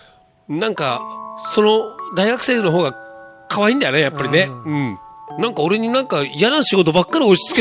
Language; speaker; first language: Japanese; native; Japanese